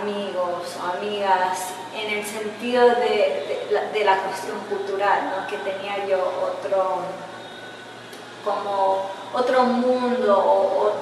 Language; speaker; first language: Spanish; early bilingual, heritage; English